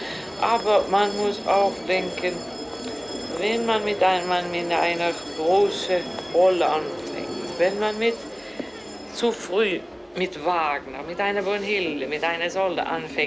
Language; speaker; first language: German; non-native, fluent; Swedish